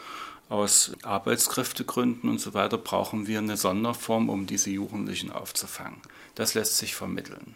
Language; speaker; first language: German; native; German